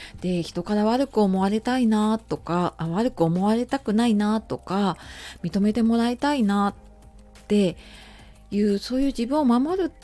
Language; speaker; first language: Japanese; native; Japanese